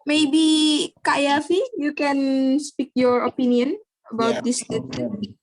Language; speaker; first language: English; non-native, learner; Indonesian